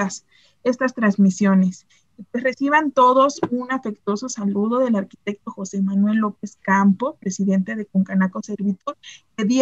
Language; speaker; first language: Spanish; native; Spanish